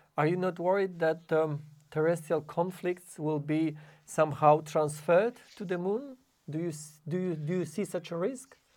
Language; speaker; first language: English; non-native, fluent; Polish